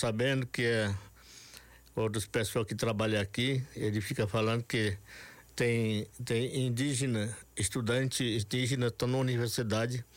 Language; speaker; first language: Portuguese; non-native, local second language; Yanomámi